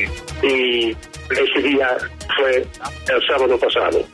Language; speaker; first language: Spanish; non-native, learner; Dutch